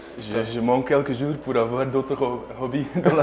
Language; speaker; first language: French; non-native, learner; Dutch